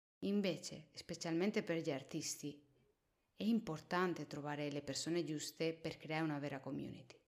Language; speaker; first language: Italian; non-native, fluent; Spanish